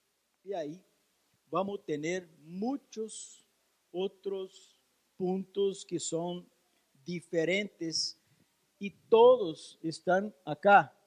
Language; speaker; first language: Spanish; non-native, learner; Portuguese